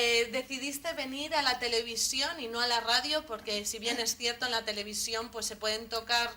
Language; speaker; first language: Spanish; native; Spanish